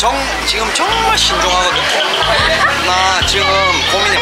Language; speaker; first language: Korean; native; Korean